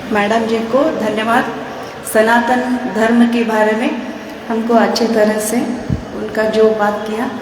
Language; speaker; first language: Hindi; non-native, local second language; Kannada